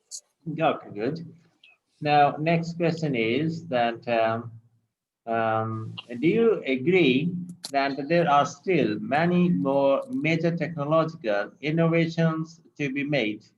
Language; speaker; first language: English; non-native, local second language; Urdu